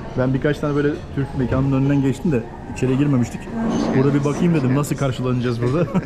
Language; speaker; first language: Turkish; native; Turkish